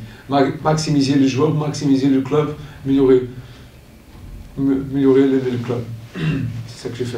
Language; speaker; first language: French; non-native, learner; Portuguese